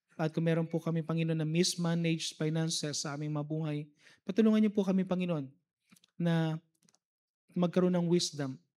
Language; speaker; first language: Filipino; native; Filipino